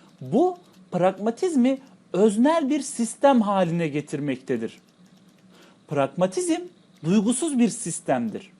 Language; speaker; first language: Turkish; native; Turkish